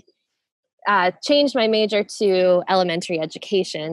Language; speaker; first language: English; native; English